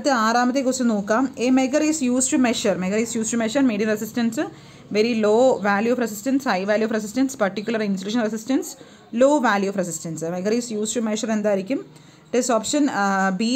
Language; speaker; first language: English; non-native, local second language; Malayalam